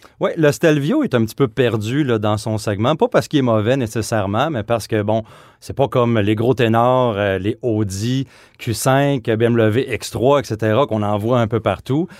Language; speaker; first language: French; native; French